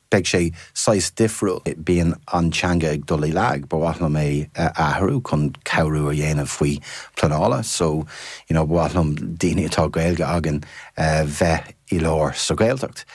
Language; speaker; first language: Irish; non-native, fluent; English